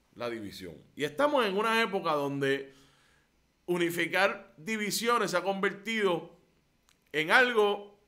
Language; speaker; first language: Spanish; native; Spanish